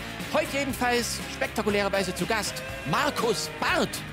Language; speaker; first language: German; native; German